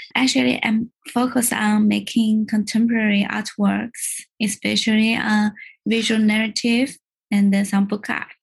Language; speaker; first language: English; non-native, learner; Chinese